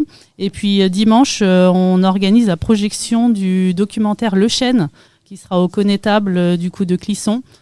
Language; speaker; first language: French; native; French